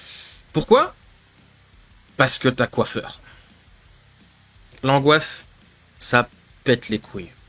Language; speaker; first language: French; native; French